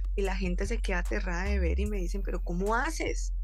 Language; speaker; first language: Spanish; native; Spanish